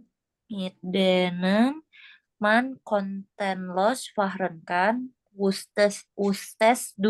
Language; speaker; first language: German; non-native, learner; Indonesian